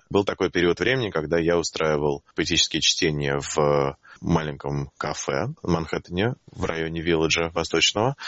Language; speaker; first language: Russian; native; Russian